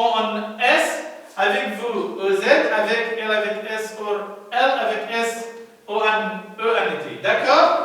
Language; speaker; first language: French; non-native, learner; Arabic